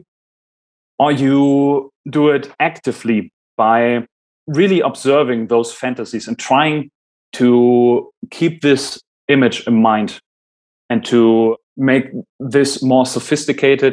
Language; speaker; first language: English; non-native, fluent; German